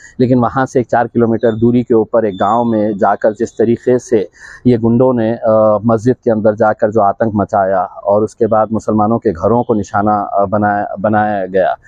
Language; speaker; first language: Urdu; native; Urdu